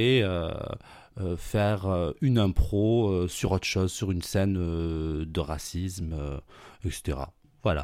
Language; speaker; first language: French; native; French